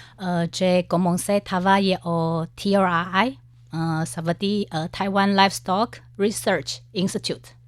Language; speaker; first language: French; non-native, learner; Chinese